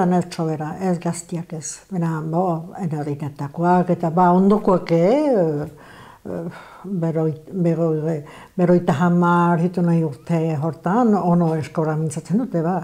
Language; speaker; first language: Basque; native; Basque